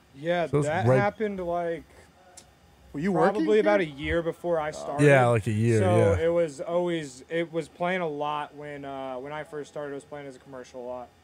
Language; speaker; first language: English; native; English